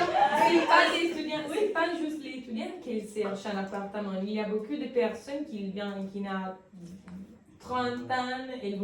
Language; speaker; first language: French; non-native, learner; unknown